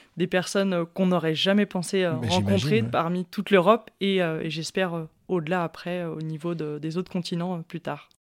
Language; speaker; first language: French; native; French